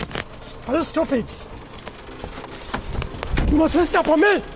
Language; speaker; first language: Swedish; non-native, learner; Ganda